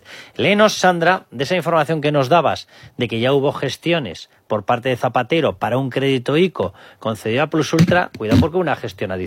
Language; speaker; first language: Spanish; native; Spanish